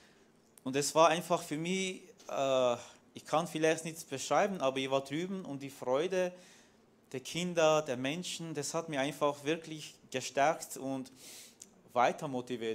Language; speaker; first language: German; non-native, fluent; Armenian